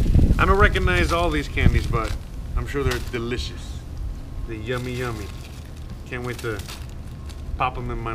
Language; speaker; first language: English; native; English